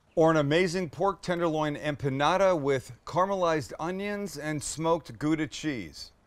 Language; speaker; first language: English; native; English